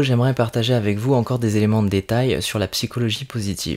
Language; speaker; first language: French; native; French